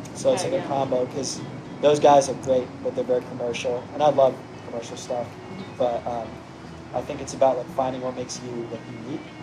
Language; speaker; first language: English; native; English